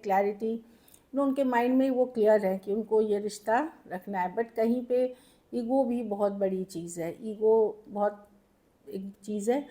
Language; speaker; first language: Hindi; native; Hindi